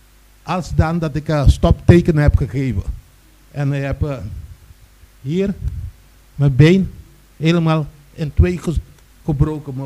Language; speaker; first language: Dutch; non-native, local second language; Papiamento